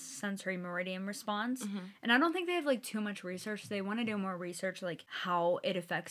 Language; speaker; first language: English; native; English